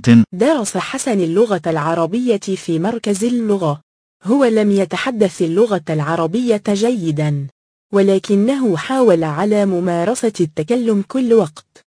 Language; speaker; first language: Arabic; non-native, fluent; Indonesian